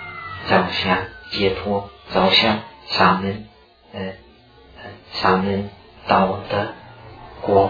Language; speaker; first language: Chinese; non-native, fluent; Czech